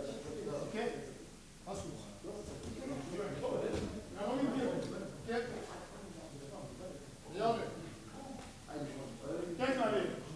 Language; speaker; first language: Dutch; non-native, learner; Lingala